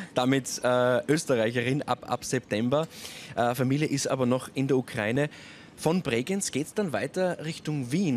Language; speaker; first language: German; native; German